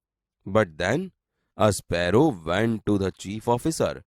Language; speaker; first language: English; non-native, local second language; Gujarati